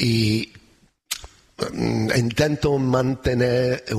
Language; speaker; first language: Spanish; non-native, learner; English